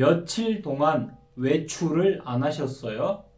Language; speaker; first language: Korean; non-native, fluent; Kyrgyz